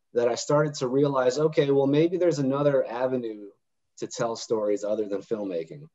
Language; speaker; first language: English; native; English